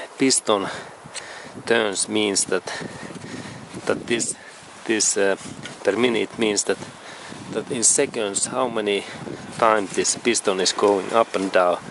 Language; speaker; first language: English; non-native, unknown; Finnish